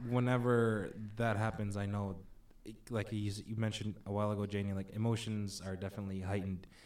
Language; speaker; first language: English; non-native, local second language; Filipino